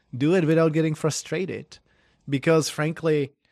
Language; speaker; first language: English; non-native, fluent; Czech